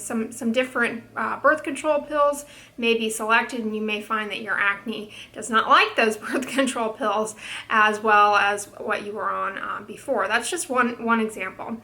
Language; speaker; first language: English; native; English